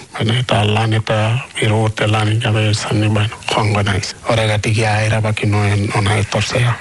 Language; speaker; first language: Basque; non-native, learner; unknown